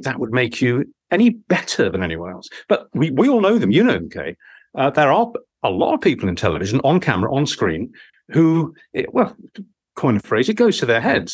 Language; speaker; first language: English; native; English